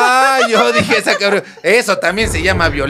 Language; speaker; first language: Spanish; native; Spanish